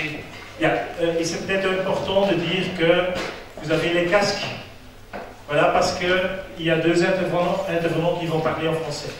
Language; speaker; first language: French; non-native, local second language; Dutch